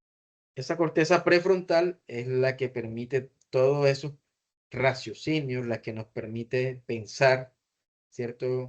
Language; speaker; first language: Spanish; native; Spanish